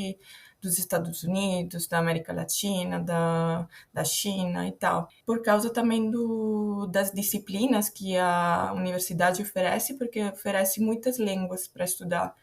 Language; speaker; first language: Portuguese; non-native, fluent; Italian